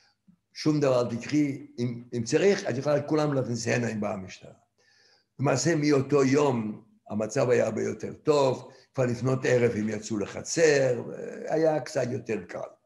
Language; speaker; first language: Hebrew; non-native, fluent; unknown